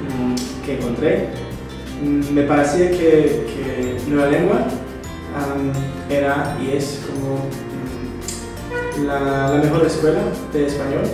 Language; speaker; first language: Spanish; non-native, fluent; English